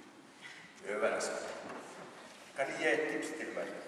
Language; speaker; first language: Swedish; non-native, local second language; Finnish